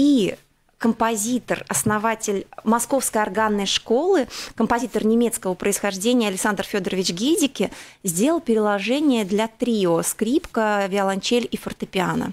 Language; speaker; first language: Russian; native; Russian